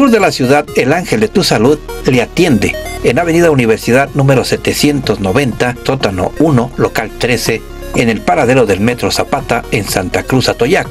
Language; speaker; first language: Spanish; native; Spanish